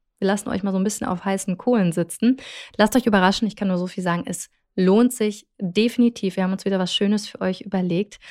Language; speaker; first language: German; native; German